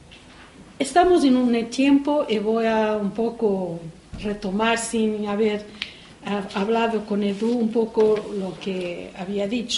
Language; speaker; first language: Spanish; non-native, fluent; Portuguese